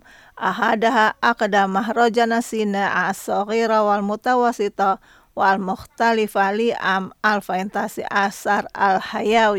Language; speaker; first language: Arabic; non-native, fluent; Indonesian